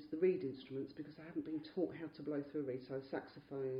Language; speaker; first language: English; native; English